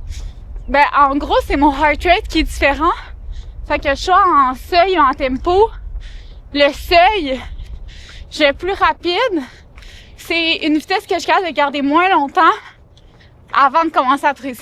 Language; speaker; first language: French; native; French